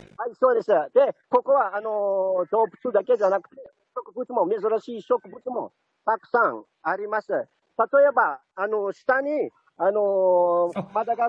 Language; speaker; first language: Japanese; non-native, fluent; Malagasy